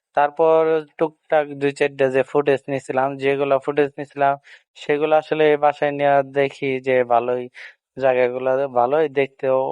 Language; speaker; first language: Bangla; native; Bangla